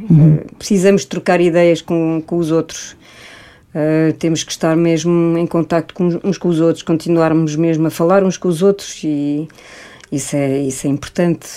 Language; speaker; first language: Portuguese; early bilingual, heritage; Portuguese